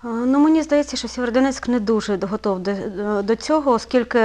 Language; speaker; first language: Ukrainian; non-native, local second language; Russian